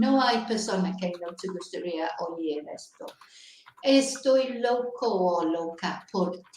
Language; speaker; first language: Spanish; non-native, fluent; English